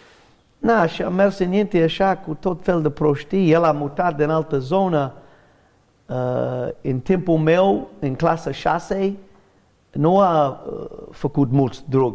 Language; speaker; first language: Romanian; non-native, fluent; English